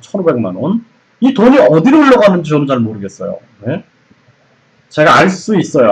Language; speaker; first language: Korean; native; Korean